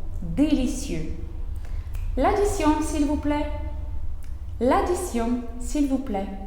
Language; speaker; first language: French; non-native, fluent; Ukrainian